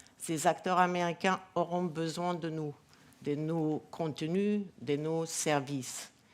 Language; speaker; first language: French; non-native, fluent; German